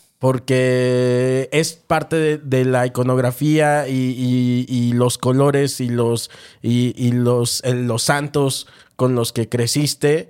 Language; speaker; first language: Spanish; native; Spanish